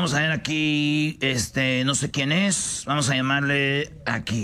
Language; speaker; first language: Spanish; native; Spanish